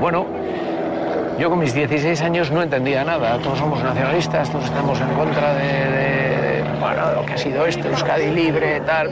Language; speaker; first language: Spanish; native; Spanish